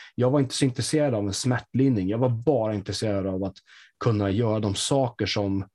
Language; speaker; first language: Swedish; native; Swedish